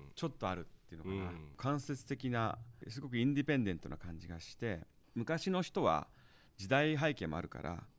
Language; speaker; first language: Japanese; early bilingual, heritage; Japanese